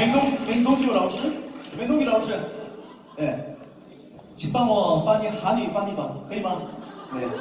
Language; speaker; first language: Chinese; non-native, learner; Korean